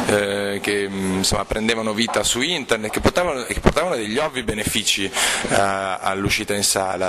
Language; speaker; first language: Italian; native; Italian